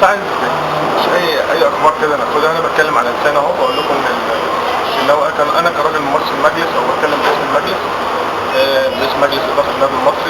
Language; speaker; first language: Arabic; native; Arabic